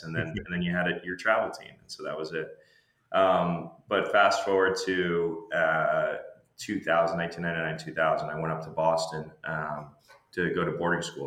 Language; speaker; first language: English; native; English